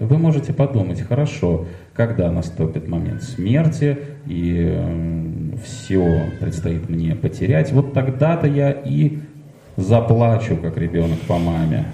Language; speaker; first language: Russian; native; Russian